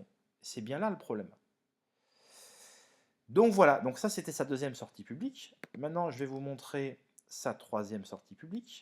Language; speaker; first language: French; native; French